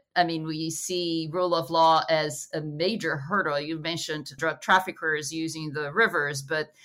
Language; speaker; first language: English; non-native, fluent; Portuguese